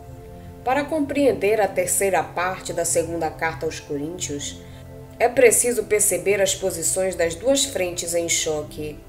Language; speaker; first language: Portuguese; native; Portuguese